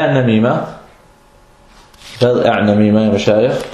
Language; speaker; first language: Danish; early bilingual, other home language; Arabic